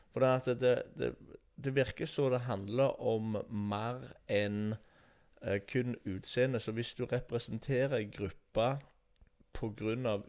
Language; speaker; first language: Norwegian; native; Norwegian